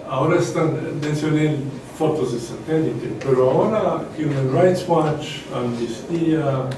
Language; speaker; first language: Spanish; non-native, fluent; English